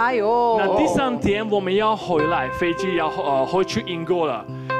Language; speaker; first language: Chinese; non-native, fluent; Slovak